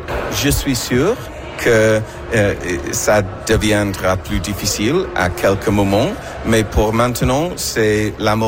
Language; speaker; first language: French; non-native, fluent; English